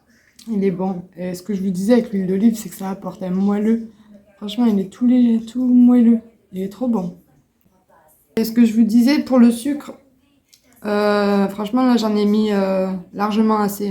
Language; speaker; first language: French; native; French